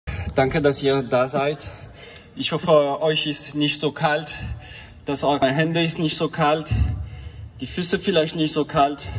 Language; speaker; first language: German; non-native, fluent; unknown